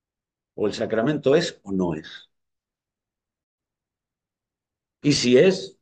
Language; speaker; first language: Spanish; native; Spanish